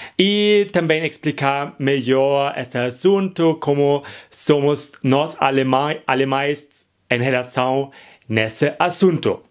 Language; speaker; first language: Portuguese; non-native, fluent; German